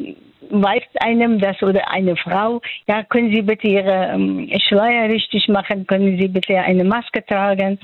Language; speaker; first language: German; non-native, fluent; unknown